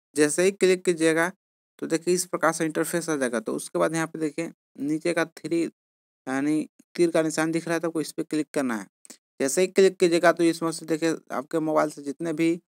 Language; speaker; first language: Hindi; native; Hindi